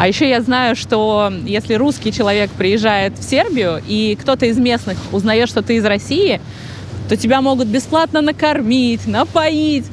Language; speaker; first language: Russian; native; Russian